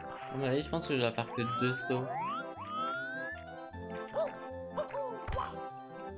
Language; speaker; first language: French; native; French